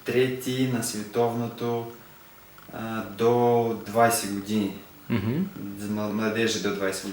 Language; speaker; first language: Bulgarian; non-native, learner; Russian